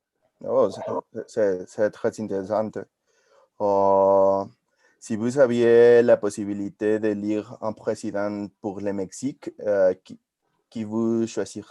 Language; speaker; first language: French; non-native, learner; Spanish